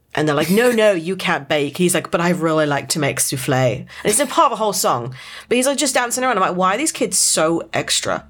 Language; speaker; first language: English; native; English